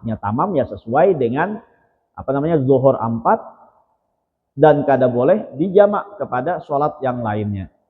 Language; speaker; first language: Indonesian; non-native, local second language; Banjar